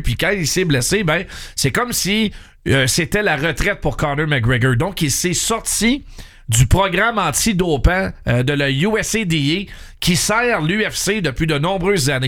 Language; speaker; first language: French; native; French